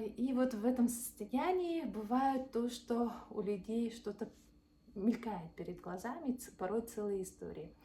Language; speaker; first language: Russian; non-native, local second language; Yakut